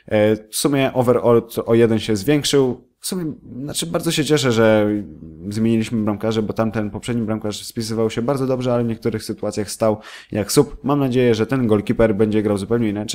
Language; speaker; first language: Polish; native; Polish